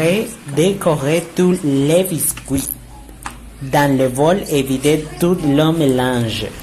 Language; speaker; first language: French; non-native, learner; Spanish